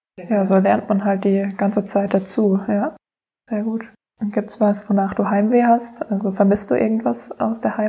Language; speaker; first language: German; native; German